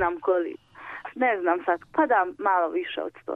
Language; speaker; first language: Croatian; non-native, local second language; Hungarian